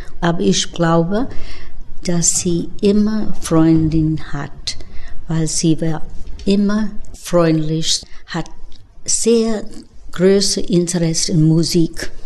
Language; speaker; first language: German; early bilingual, heritage; English